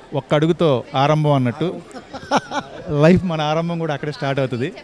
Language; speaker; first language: Telugu; native; Telugu